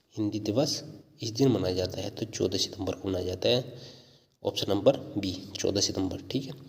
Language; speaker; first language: Hindi; native; Hindi